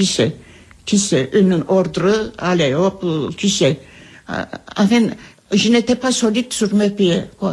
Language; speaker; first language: French; non-native, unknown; Armenian